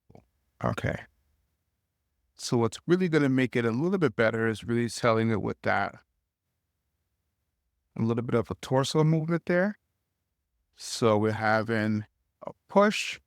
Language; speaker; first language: English; native; English